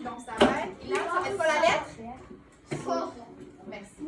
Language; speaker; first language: French; native; French